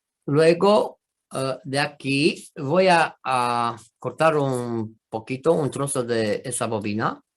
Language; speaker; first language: Spanish; non-native, fluent; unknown